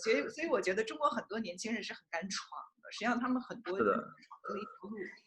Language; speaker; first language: Chinese; native; Chinese